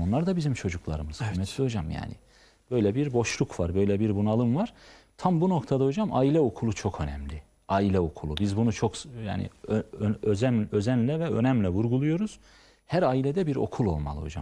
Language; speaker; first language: Turkish; native; Turkish